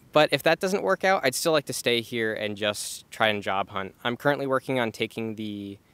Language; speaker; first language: English; native; English